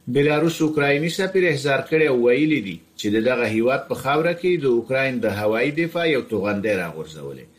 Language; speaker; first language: Pashto; native; Pashto